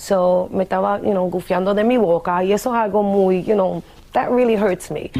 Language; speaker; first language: Spanish; early bilingual, heritage; English